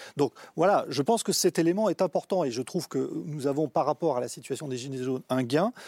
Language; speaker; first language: French; native; French